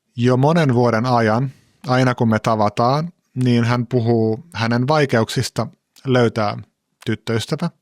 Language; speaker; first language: Finnish; native; Finnish